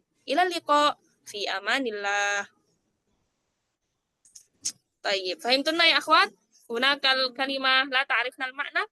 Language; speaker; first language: Arabic; non-native, fluent; Indonesian